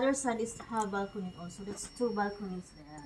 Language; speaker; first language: English; non-native, local second language; Filipino